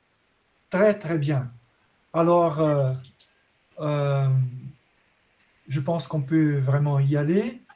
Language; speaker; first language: French; non-native, fluent; Portuguese